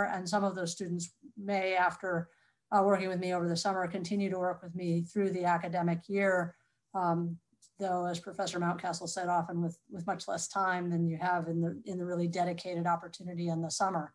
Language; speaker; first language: English; native; English